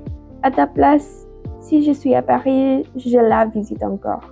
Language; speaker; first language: French; non-native, learner; Indonesian